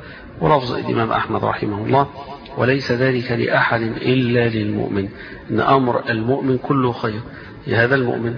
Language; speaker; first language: Arabic; native; Arabic